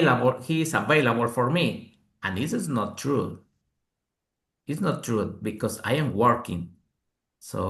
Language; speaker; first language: English; non-native, learner; Spanish